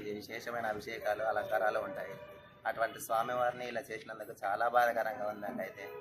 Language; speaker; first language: Telugu; native; Telugu